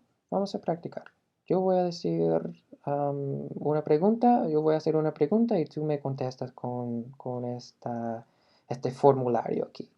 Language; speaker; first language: Spanish; non-native, fluent; English